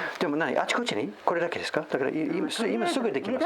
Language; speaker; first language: Japanese; non-native, fluent; English